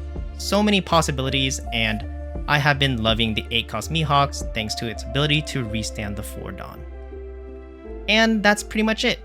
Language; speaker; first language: English; native; English